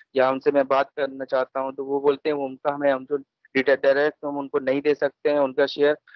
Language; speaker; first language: Hindi; native; Hindi